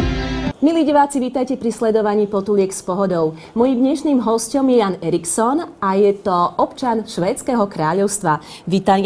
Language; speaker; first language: Slovak; native; Slovak